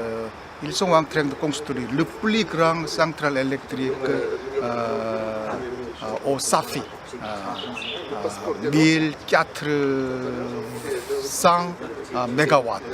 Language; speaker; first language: French; non-native, learner; Korean